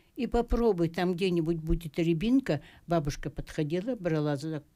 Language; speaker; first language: Russian; native; Russian